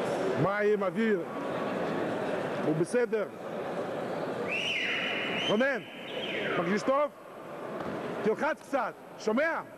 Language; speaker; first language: Hebrew; non-native, fluent; Russian